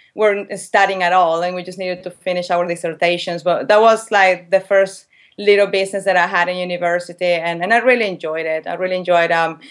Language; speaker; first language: English; non-native, fluent; Spanish